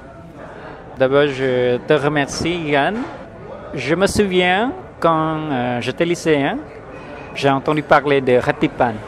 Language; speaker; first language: French; non-native, fluent; Khmer